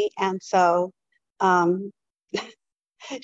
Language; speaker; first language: English; native; English